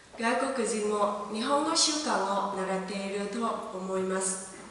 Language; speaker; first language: Japanese; non-native, learner; Vietnamese